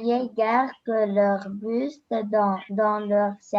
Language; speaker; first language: French; non-native, learner; Arabic